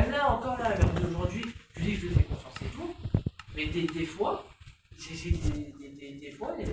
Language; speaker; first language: French; native; French